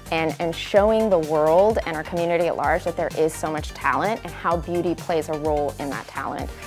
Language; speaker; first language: English; early bilingual, other home language; Spanish